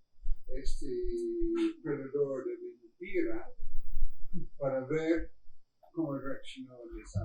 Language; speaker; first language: Spanish; non-native, learner; English